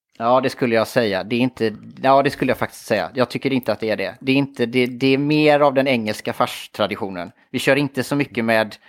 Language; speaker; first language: Swedish; native; Swedish